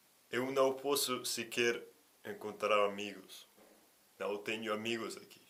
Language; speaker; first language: Portuguese; non-native, fluent; Russian